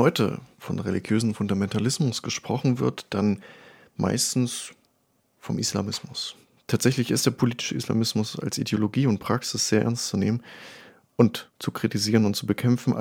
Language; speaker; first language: German; native; German